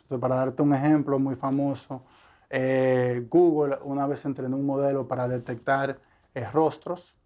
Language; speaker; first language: Spanish; native; Spanish